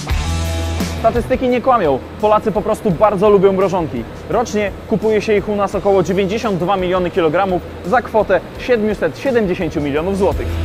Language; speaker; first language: Polish; native; Polish